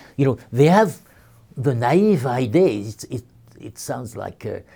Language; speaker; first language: English; non-native, fluent; French